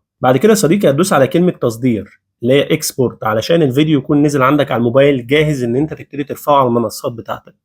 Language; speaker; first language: Arabic; native; Arabic